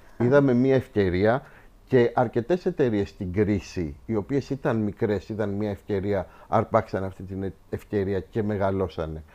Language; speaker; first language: Greek; early bilingual, heritage; Greek